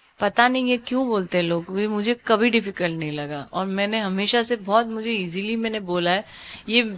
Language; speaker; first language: Hindi; non-native, local second language; Bangla